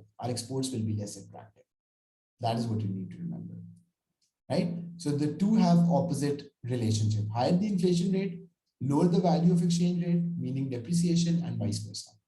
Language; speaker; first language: English; non-native, local second language; Urdu